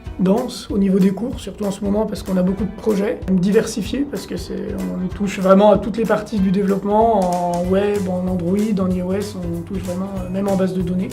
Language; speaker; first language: French; native; French